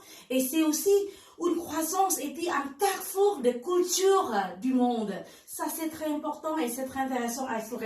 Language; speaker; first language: French; non-native, fluent; Indonesian